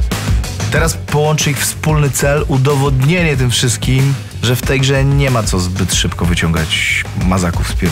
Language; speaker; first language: Polish; native; Polish